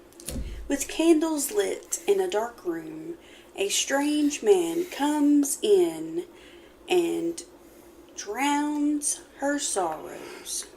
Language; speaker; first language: English; native; English